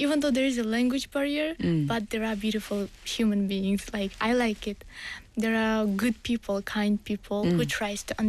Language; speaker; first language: English; non-native, fluent; Uzbek